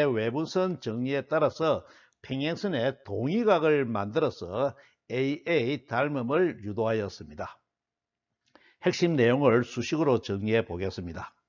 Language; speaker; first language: Korean; native; Korean